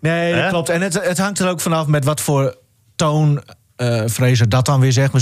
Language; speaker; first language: Dutch; native; Dutch